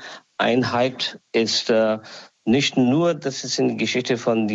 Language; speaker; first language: German; non-native, learner; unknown